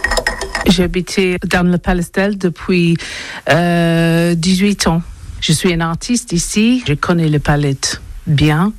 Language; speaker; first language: French; non-native, learner; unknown